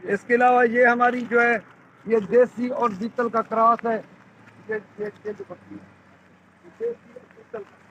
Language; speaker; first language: Urdu; non-native, local second language; Saraiki